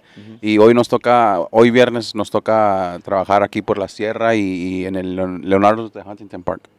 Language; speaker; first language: Spanish; native; Spanish